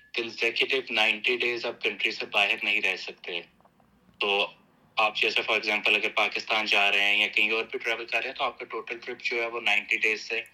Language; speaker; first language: Urdu; native; Urdu